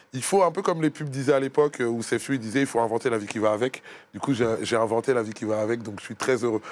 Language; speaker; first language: French; native; French